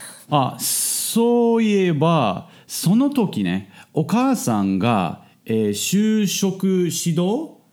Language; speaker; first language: Japanese; non-native, fluent; English